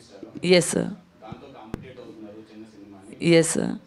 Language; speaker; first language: Telugu; non-native, local second language; Hindi